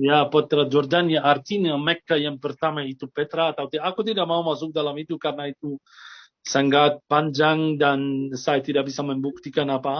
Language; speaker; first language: Indonesian; non-native, fluent; Arabic